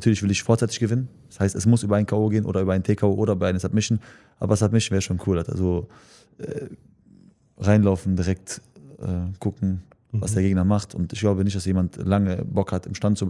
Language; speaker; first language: German; early bilingual, other home language; Chechen